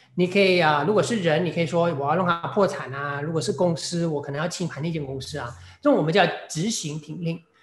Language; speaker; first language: Chinese; native; Chinese